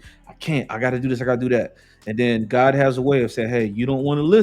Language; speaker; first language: English; native; English